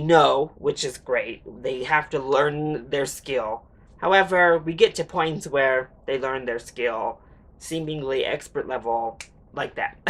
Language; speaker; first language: English; native; English